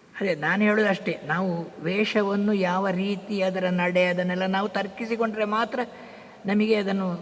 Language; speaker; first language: Kannada; non-native, local second language; Tulu